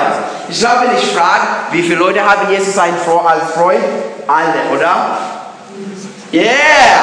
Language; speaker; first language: German; non-native, learner; English